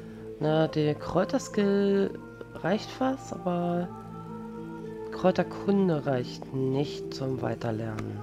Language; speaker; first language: German; native; German